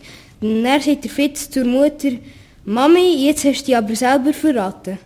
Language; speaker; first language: German; native; German